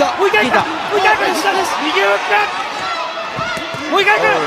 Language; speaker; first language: Japanese; native; Japanese